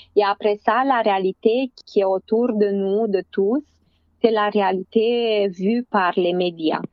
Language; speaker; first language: French; non-native, fluent; Romanian